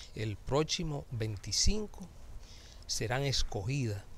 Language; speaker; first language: Spanish; native; Spanish